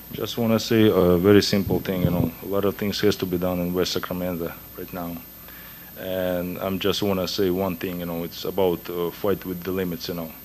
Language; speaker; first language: English; non-native, fluent; Russian